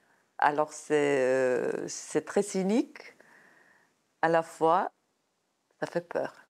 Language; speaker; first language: French; non-native, fluent; Serbian